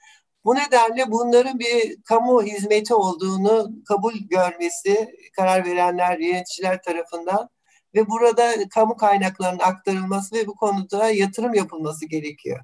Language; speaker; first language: Turkish; native; Turkish